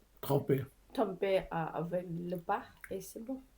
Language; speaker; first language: French; non-native, learner; Thai